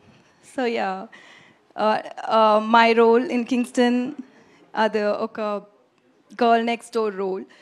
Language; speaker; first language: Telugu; non-native, learner; Tamil